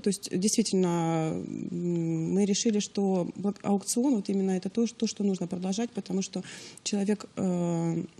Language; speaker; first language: Russian; native; Russian